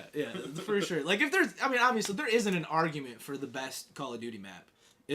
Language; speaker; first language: English; native; English